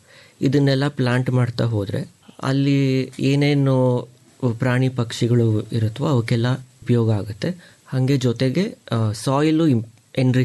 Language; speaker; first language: Kannada; native; Kannada